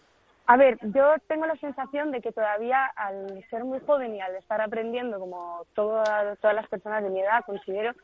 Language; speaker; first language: Spanish; native; Spanish